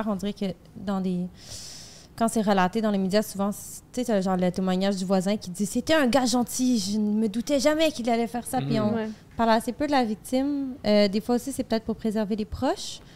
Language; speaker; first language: French; native; French